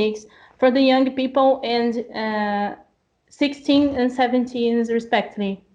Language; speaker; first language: English; non-native, learner; Portuguese